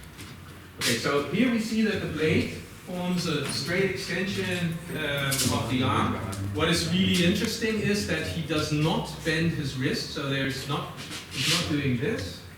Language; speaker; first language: English; non-native, fluent; German